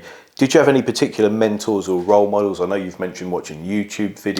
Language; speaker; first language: English; native; English